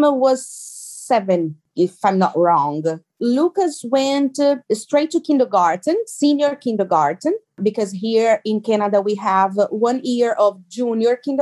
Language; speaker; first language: English; non-native, fluent; Portuguese